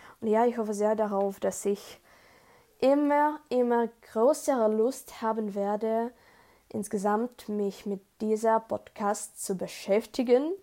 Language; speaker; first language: German; non-native, learner; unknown